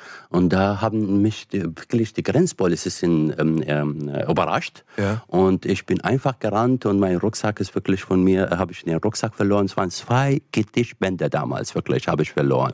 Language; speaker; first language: German; non-native, fluent; Arabic